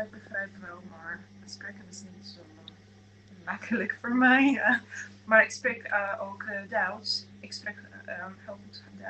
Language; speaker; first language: Dutch; non-native, learner; Polish